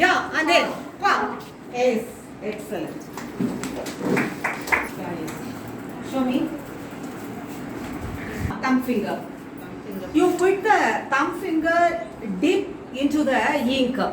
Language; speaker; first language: English; non-native, local second language; Tamil